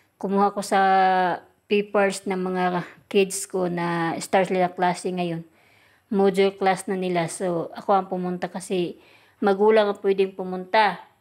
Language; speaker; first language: Filipino; non-native, local second language; Cebuano